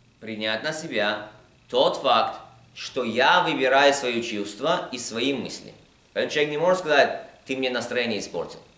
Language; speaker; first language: Russian; early bilingual, heritage; Russian